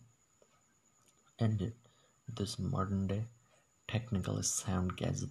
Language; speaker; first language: English; non-native, local second language; Odia